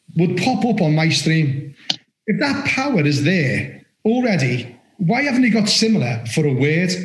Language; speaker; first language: English; native; English